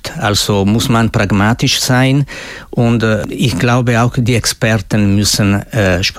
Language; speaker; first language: German; non-native, local second language; Italian